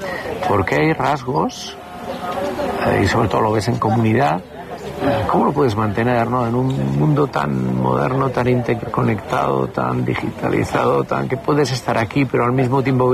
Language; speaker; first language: Spanish; native; Spanish